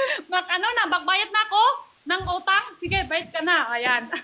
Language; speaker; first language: Filipino; non-native, learner; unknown